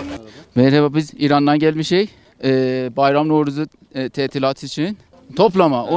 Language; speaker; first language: Turkish; non-native, learner; Azerbaijani